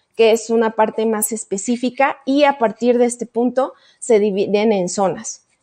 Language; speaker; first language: Spanish; native; Spanish